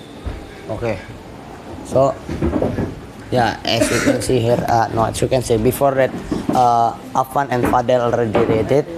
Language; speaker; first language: English; non-native, learner; Indonesian